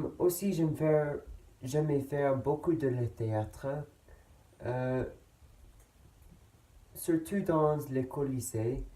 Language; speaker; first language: French; non-native, learner; English